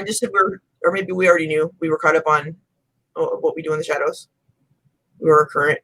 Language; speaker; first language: English; native; English